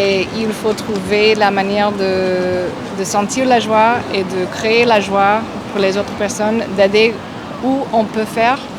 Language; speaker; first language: French; non-native, fluent; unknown